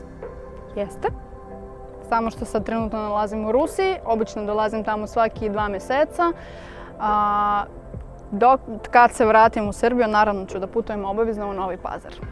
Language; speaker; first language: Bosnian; non-native, learner; Russian